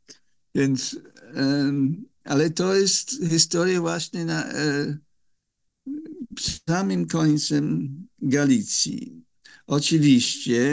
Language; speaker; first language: Polish; non-native, fluent; English